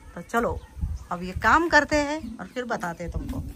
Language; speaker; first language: Hindi; non-native, local second language; Marathi